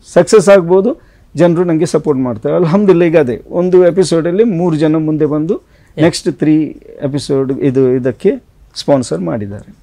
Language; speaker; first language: Kannada; non-native, local second language; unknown